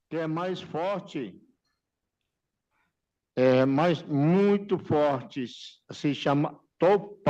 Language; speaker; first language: Portuguese; non-native, local second language; Yanomámi